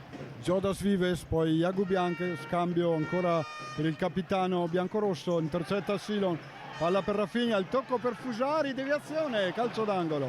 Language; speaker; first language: Italian; native; Italian